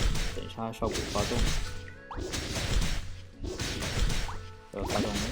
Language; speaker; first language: Chinese; native; Chinese